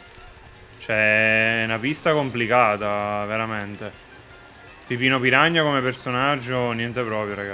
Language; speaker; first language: Italian; native; Italian